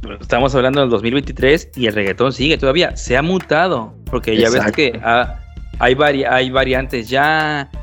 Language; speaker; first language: Spanish; native; Spanish